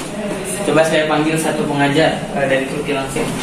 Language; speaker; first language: Indonesian; native; Indonesian